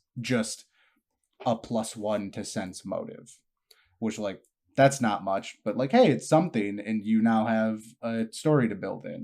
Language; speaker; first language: English; native; English